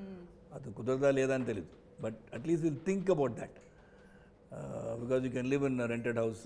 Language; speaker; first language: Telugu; non-native, local second language; Tamil